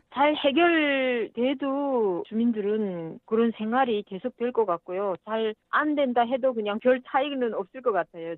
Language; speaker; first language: Korean; native; Korean